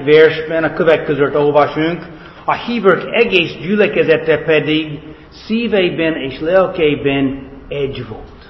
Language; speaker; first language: Hungarian; non-native, fluent; English